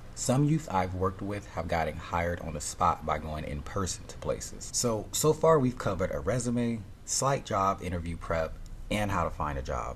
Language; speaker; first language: English; native; English